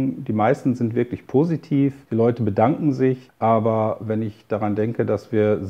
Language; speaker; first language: German; native; German